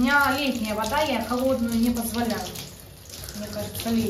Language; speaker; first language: Russian; native; Russian